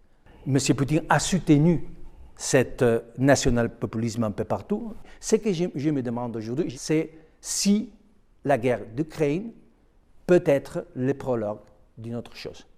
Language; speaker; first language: French; non-native, fluent; Spanish